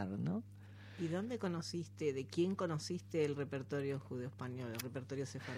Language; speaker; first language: Spanish; native; Spanish